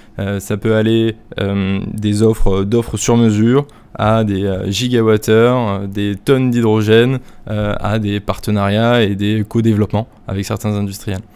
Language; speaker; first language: French; native; French